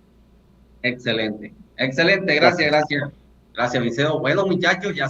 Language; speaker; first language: Spanish; native; Spanish